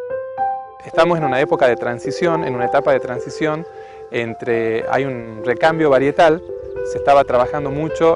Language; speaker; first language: Spanish; native; Spanish